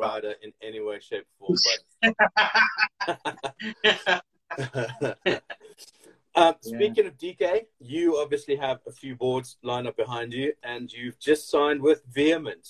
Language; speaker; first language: English; native; English